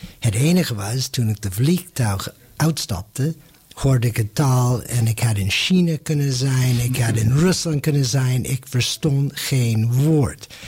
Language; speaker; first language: Dutch; non-native, fluent; English